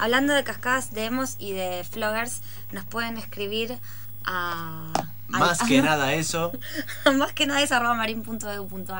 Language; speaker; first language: Spanish; native; Spanish